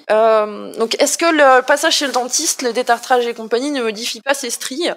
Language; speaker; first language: French; native; French